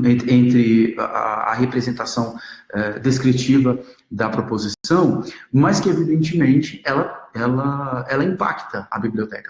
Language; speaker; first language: Portuguese; native; Portuguese